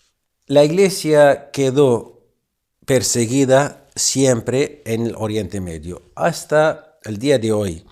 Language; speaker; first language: Spanish; non-native, fluent; Arabic